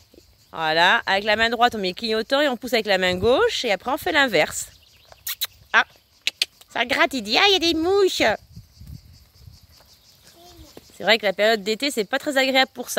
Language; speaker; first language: French; native; French